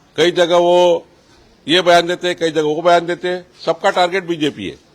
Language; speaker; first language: Hindi; non-native, local second language; Marathi